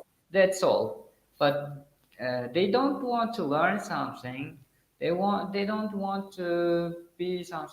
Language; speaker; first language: English; non-native, fluent; Uzbek